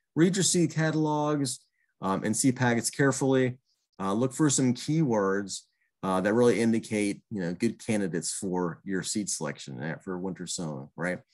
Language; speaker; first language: English; native; English